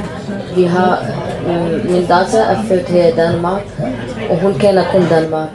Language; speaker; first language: Danish; non-native, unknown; Arabic